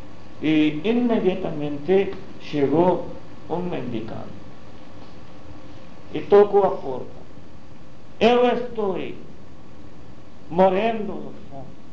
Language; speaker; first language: Portuguese; non-native, learner; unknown